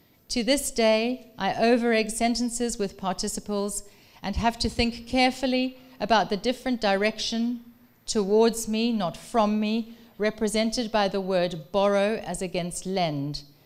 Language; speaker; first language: English; non-native, local second language; Dutch